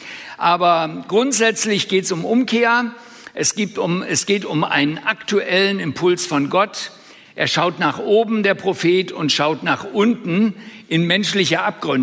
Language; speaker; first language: German; native; German